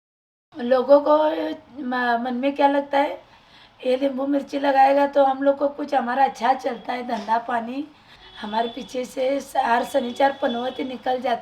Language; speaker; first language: Hindi; non-native, local second language; Marathi